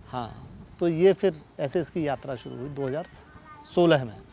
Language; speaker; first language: Hindi; native; Hindi